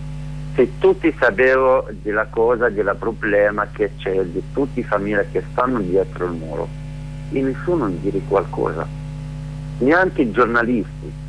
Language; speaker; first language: Italian; non-native, learner; Arabic